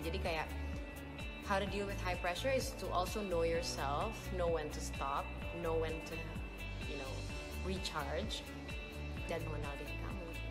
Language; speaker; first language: English; non-native, fluent; Indonesian